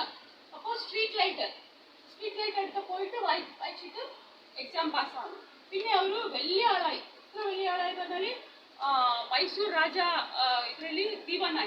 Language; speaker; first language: Malayalam; non-native, learner; Kannada